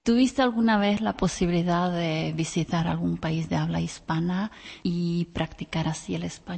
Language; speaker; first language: Spanish; non-native, fluent; Czech